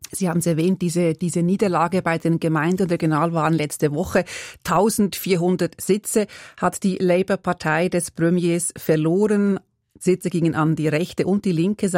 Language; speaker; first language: German; native; German